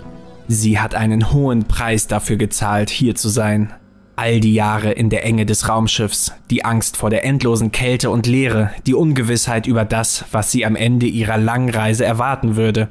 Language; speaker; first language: German; native; German